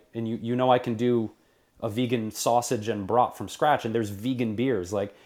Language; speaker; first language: English; native; English